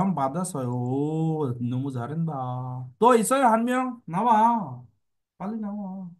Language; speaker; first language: Korean; non-native, fluent; Bangla